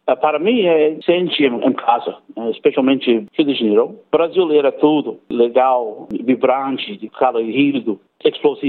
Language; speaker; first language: Portuguese; non-native, learner; English